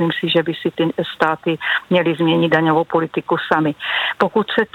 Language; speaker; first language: Czech; native; Czech